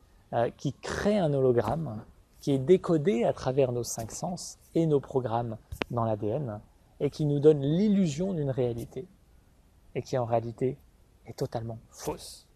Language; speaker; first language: French; native; French